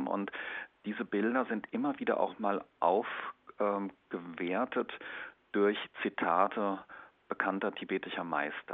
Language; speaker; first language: German; native; German